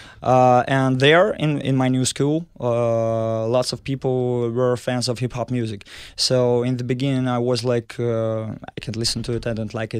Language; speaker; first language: English; non-native, fluent; Russian